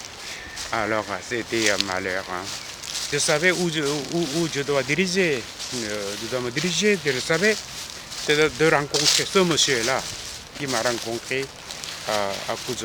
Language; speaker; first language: French; non-native, fluent; Korean